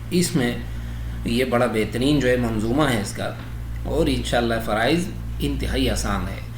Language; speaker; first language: Urdu; non-native, local second language; Pashto